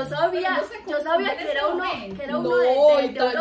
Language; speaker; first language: Spanish; native; Spanish